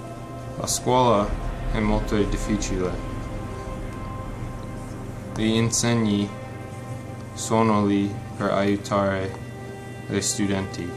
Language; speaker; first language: Italian; non-native, learner; English